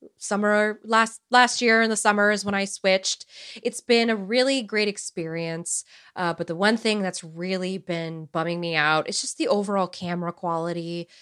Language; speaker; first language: English; early bilingual, other home language; Romanian